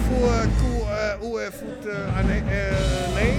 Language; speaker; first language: French; non-native, learner; Dutch